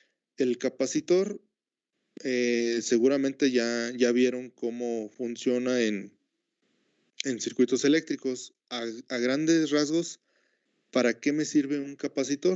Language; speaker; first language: Spanish; native; Spanish